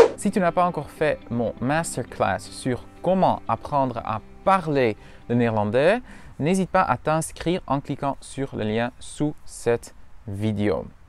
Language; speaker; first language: French; non-native, fluent; Dutch